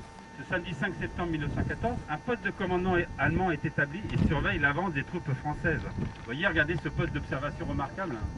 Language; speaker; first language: French; native; French